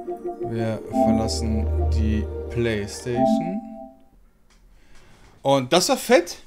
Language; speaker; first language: German; native; German